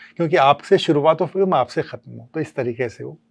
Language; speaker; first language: Hindi; native; Hindi